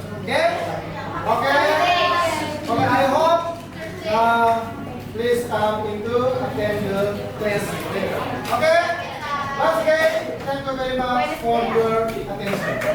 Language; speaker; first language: English; non-native, learner; Indonesian